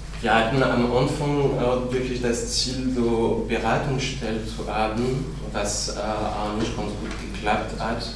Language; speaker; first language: German; non-native, fluent; French